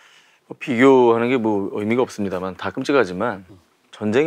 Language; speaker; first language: Korean; native; Korean